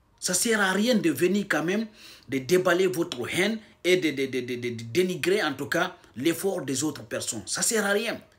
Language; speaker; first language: French; non-native, local second language; Fula